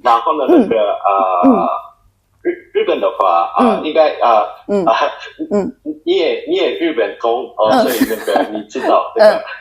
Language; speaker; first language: Chinese; non-native, fluent; Japanese